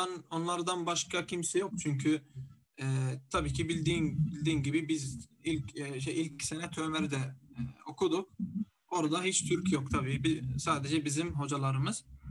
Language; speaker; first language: Turkish; non-native, fluent; Arabic